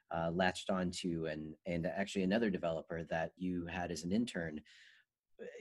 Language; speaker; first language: English; non-native, fluent; French